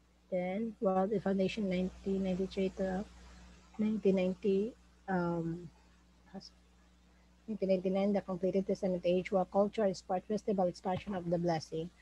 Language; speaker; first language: English; non-native, local second language; Cebuano